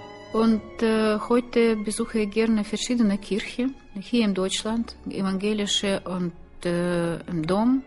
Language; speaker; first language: German; non-native, learner; Russian